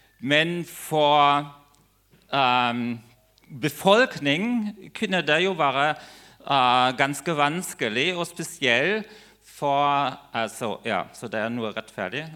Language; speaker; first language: Norwegian; non-native, fluent; German